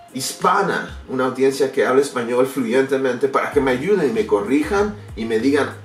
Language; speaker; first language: Spanish; non-native, learner; English